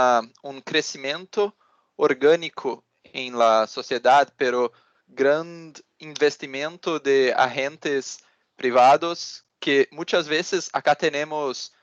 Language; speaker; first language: Spanish; non-native, learner; Portuguese